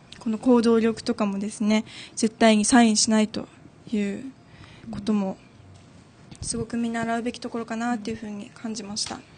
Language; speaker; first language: Japanese; native; Japanese